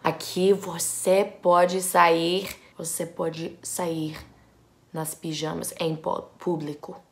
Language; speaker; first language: Portuguese; non-native, learner; English